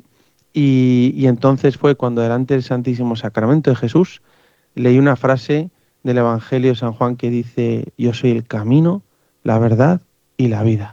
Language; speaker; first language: Spanish; native; Spanish